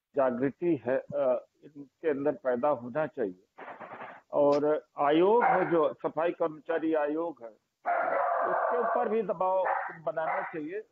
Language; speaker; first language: Hindi; native; Hindi